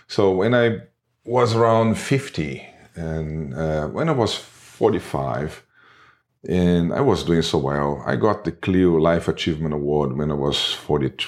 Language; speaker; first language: English; non-native, fluent; Portuguese